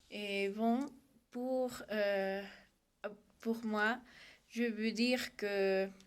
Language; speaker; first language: French; non-native, learner; Spanish